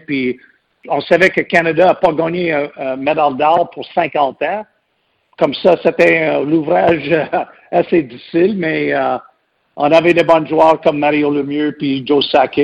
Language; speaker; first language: French; non-native, local second language; English